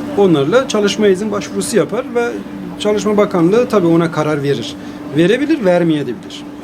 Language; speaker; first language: Turkish; non-native, fluent; Persian